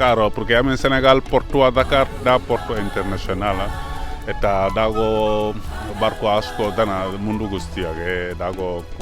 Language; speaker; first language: Basque; non-native, learner; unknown